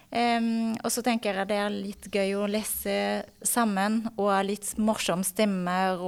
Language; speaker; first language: Norwegian; non-native, fluent; French